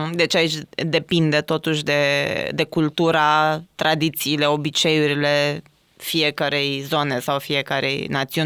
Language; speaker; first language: Romanian; native; Romanian